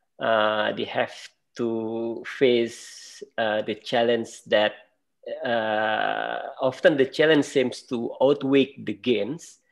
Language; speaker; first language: English; non-native, fluent; Indonesian